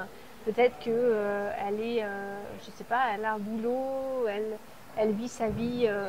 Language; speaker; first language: French; native; French